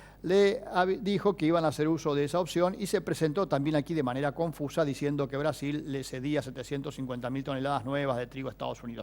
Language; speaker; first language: Spanish; native; Spanish